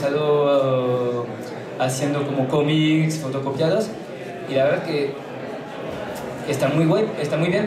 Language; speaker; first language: Spanish; non-native, fluent; French